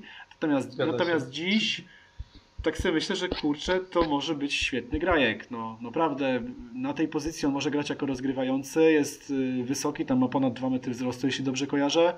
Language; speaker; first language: Polish; native; Polish